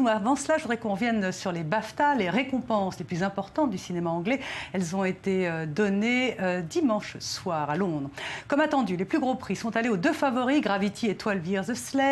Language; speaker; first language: French; native; French